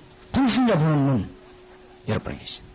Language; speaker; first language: Korean; native; Korean